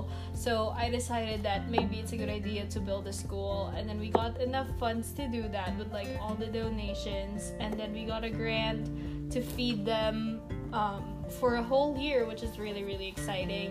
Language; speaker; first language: English; non-native, local second language; Filipino